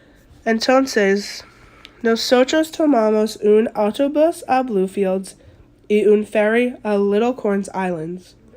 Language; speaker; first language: Spanish; non-native, learner; English